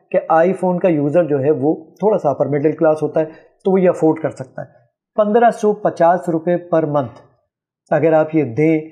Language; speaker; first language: Urdu; native; Urdu